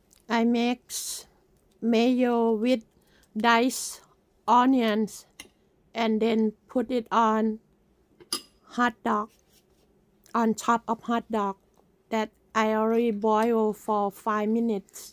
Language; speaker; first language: English; non-native, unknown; Thai